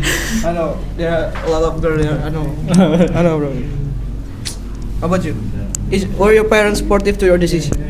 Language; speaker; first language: English; non-native, learner; Indonesian